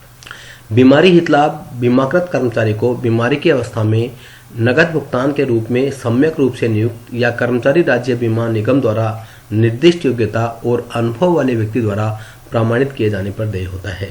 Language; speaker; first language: Hindi; native; Hindi